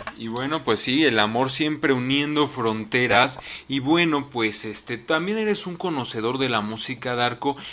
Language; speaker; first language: Spanish; native; Spanish